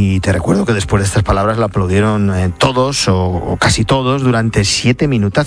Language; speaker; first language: Spanish; native; Spanish